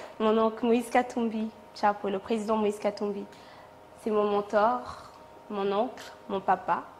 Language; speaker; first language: French; non-native, local second language; Swahili